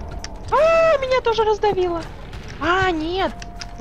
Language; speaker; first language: Russian; native; Russian